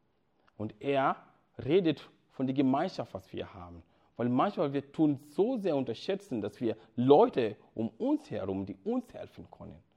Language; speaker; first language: German; non-native, fluent; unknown